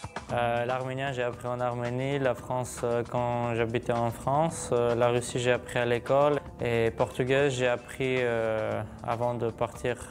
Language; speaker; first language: French; non-native, fluent; Armenian